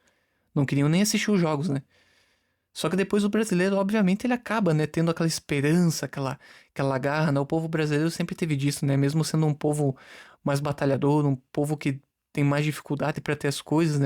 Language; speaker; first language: Portuguese; native; Portuguese